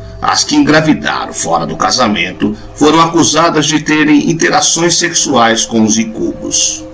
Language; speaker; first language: Portuguese; native; Portuguese